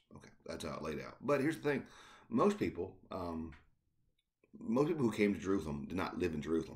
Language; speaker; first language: English; native; English